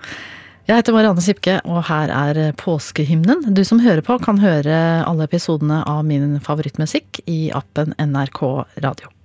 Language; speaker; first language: Norwegian; native; Norwegian